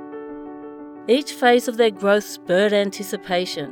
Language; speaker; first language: English; native; English